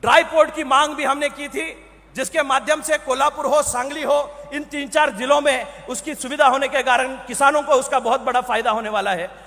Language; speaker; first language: Hindi; non-native, local second language; Marathi